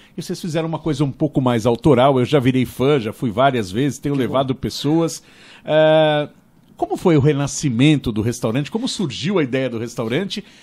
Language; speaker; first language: Portuguese; native; Portuguese